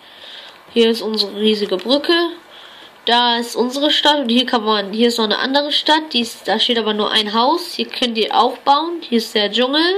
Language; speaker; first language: German; native; German